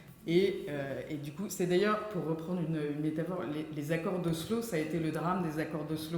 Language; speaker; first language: French; native; French